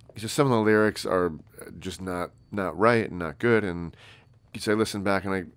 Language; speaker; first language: English; native; English